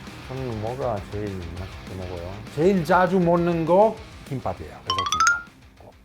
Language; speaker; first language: Korean; non-native, learner; Italian